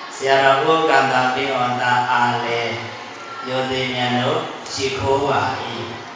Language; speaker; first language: Burmese; native; Burmese